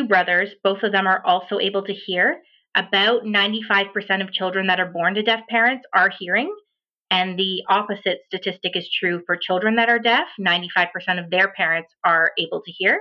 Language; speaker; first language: English; native; English